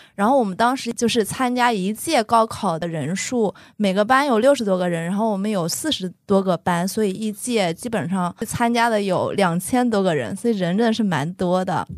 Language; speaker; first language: Chinese; native; Chinese